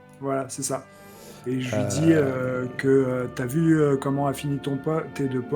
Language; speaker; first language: French; native; French